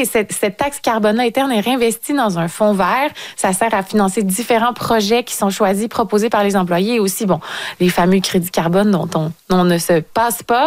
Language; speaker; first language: French; native; French